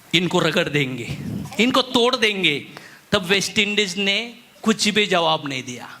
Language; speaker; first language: Hindi; non-native, local second language; Marathi